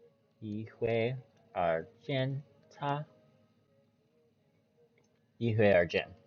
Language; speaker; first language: Chinese; non-native, learner; English